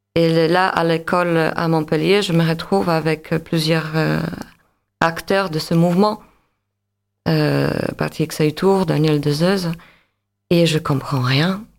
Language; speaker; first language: French; non-native, fluent; Polish